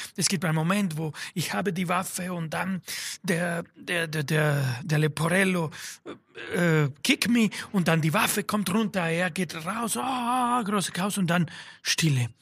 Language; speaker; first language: German; non-native, fluent; Spanish